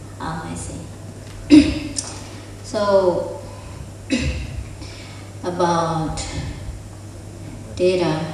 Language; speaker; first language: English; non-native, fluent; Indonesian